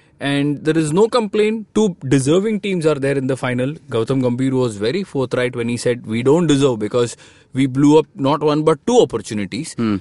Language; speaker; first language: English; non-native, local second language; Hindi